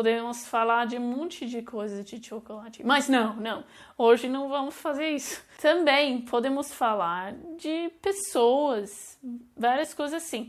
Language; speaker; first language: Portuguese; non-native, fluent; English